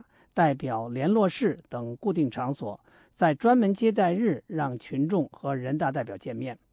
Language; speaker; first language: Chinese; native; Chinese